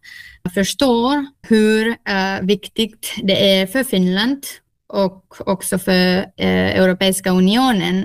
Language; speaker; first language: Swedish; non-native, local second language; Finnish